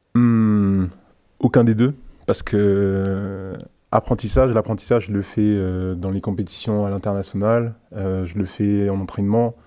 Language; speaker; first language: French; early bilingual, other home language; Haitian Creole